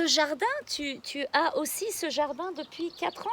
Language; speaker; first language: French; native; French